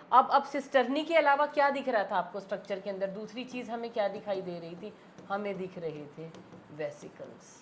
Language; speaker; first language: Hindi; native; Hindi